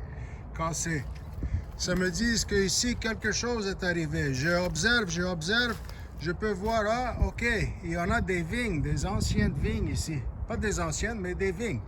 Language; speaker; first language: French; non-native, local second language; English